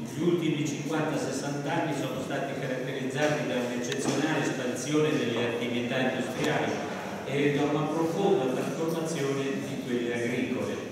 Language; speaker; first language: Italian; native; Italian